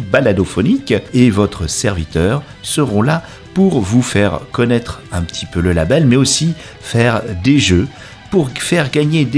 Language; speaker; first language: French; native; French